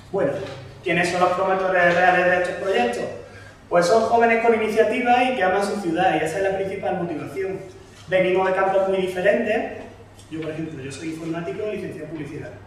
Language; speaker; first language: Spanish; native; Spanish